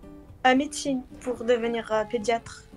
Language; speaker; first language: French; non-native, local second language; Arabic